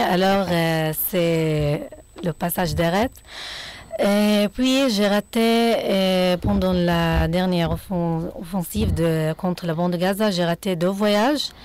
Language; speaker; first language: French; non-native, fluent; Arabic